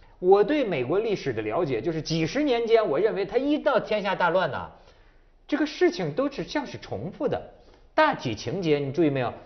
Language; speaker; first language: Chinese; native; Chinese